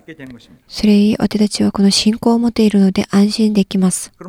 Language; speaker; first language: Japanese; non-native, learner; Korean